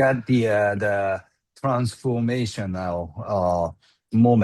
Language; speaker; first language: English; non-native, learner; Japanese